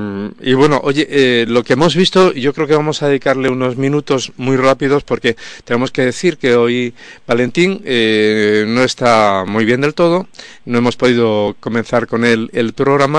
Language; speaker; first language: Spanish; native; Spanish